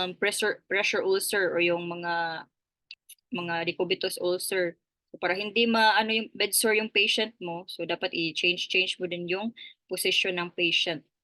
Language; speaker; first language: Filipino; native; Filipino